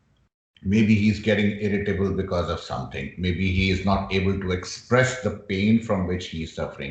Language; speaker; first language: English; non-native, local second language; Urdu